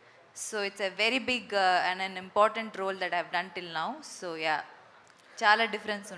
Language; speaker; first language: Telugu; non-native, fluent; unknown